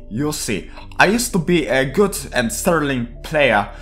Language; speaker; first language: English; non-native, fluent; Polish